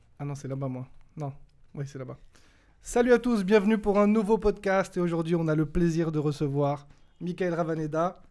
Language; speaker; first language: French; native; French